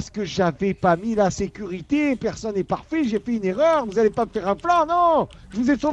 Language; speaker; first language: French; native; French